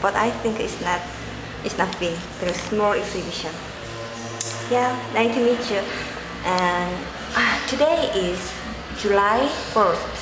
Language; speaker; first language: English; non-native, learner; Korean